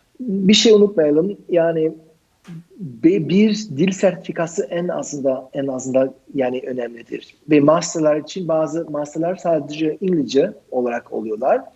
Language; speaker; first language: Turkish; non-native, fluent; German